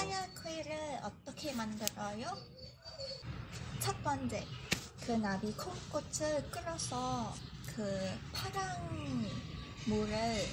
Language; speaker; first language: Korean; non-native, learner; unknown